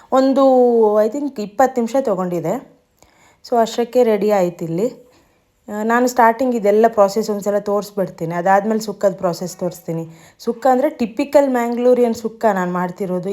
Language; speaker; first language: Kannada; non-native, local second language; Tulu